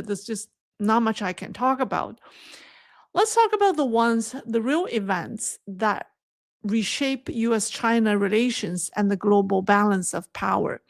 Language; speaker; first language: English; non-native, fluent; Chinese